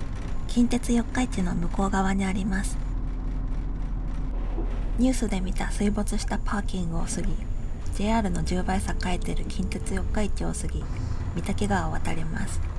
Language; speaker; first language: Japanese; native; Japanese